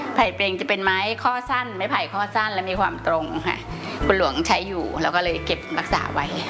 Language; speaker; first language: Thai; native; Thai